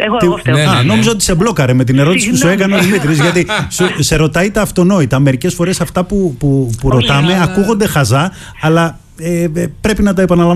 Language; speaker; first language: Greek; native; Greek